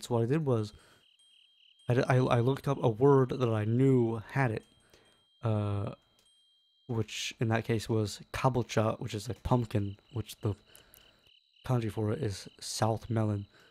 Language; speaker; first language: English; native; English